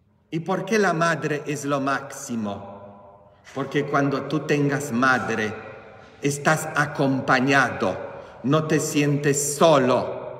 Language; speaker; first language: Spanish; non-native, fluent; Polish